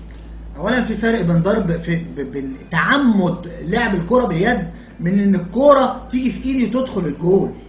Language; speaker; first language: Arabic; native; Arabic